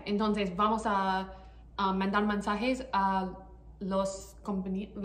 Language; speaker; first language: Spanish; non-native, learner; English